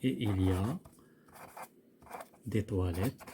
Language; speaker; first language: French; non-native, local second language; Arabic